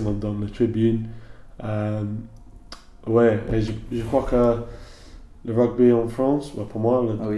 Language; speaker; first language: French; non-native, learner; English